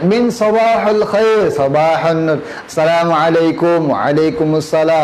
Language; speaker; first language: Arabic; non-native, fluent; Indonesian